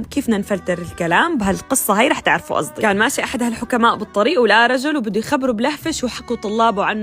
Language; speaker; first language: Arabic; native; Arabic